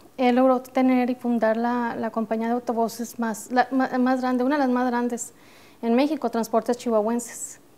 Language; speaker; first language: Spanish; native; Spanish